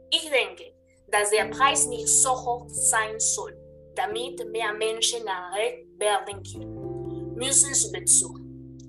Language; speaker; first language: German; non-native, learner; Spanish